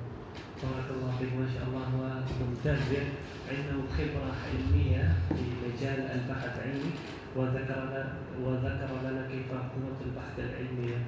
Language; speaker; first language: Arabic; non-native, fluent; Indonesian